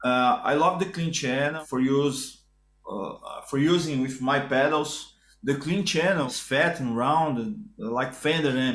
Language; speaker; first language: English; non-native, learner; Portuguese